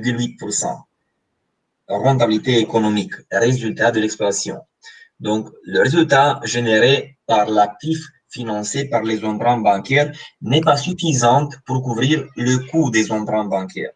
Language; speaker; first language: French; non-native, fluent; Romanian